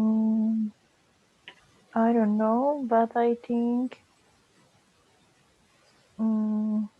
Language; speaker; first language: English; non-native, learner; Spanish